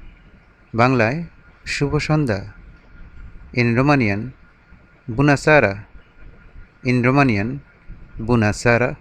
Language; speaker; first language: Romanian; non-native, learner; Bangla